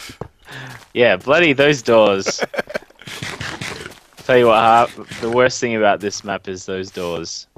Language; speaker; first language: English; native; English